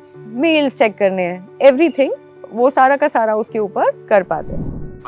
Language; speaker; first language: Hindi; native; Hindi